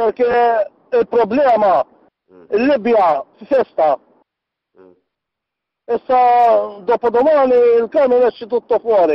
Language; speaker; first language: Italian; non-native, learner; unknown